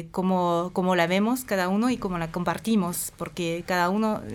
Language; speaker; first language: Spanish; non-native, fluent; French